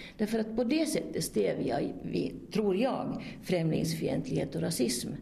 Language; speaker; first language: Swedish; native; Swedish